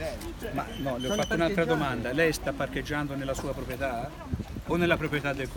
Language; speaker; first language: Italian; native; Italian